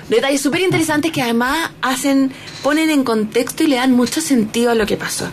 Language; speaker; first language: Spanish; native; Spanish